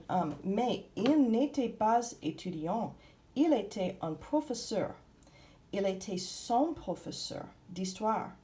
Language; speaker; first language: French; non-native, fluent; English